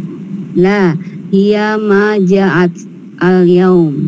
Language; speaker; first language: Arabic; non-native, learner; Indonesian